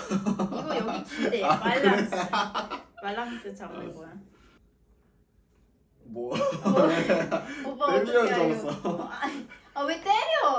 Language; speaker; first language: Korean; non-native, fluent; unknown